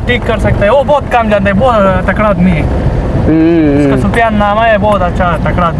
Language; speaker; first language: Hindi; non-native, fluent; Pashto